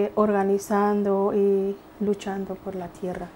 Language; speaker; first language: Spanish; native; Spanish